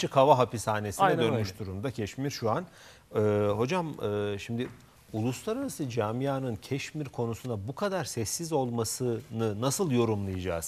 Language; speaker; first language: Turkish; native; Turkish